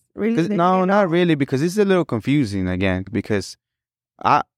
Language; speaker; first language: English; early bilingual, other home language; Spanish